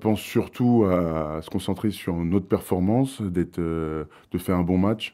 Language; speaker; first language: French; native; French